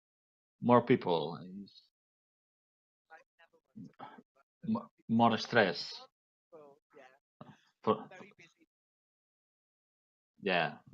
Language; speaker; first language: English; non-native, learner; Catalan